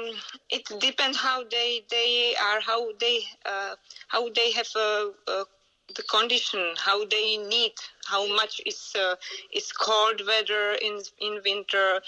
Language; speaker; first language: English; non-native, learner; Czech